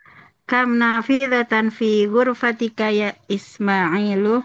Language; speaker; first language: Arabic; non-native, learner; Indonesian